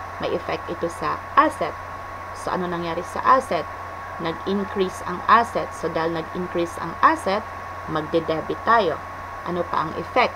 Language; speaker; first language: Filipino; native; Filipino